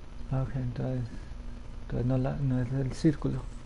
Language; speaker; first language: Spanish; native; Spanish